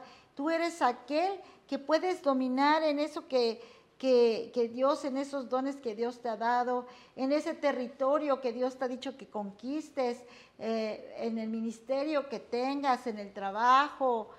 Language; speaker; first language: Spanish; native; Spanish